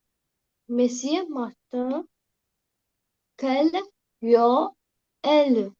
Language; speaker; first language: French; non-native, learner; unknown